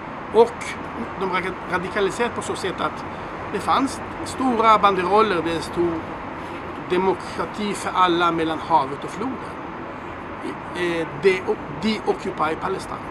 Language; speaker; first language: Swedish; non-native, fluent; Hebrew